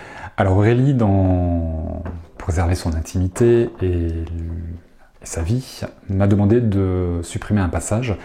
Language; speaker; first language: French; native; French